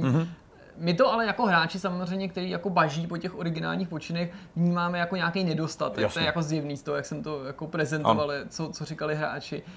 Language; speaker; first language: Czech; native; Czech